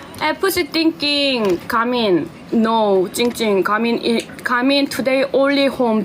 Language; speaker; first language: English; non-native, learner; Korean